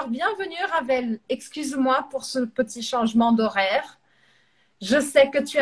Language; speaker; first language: French; non-native, fluent; Portuguese